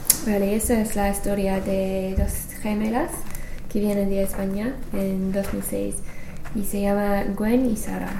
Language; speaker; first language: Spanish; non-native, learner; English